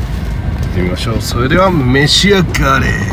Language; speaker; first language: Japanese; native; Japanese